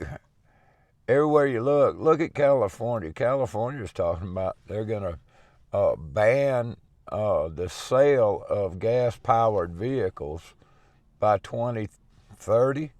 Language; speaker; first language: English; native; English